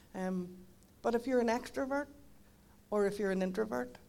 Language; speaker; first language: English; native; English